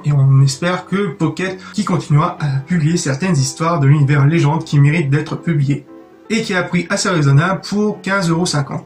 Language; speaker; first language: French; native; French